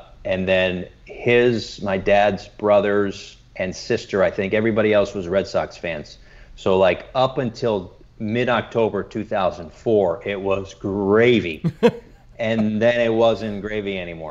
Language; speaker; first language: English; native; English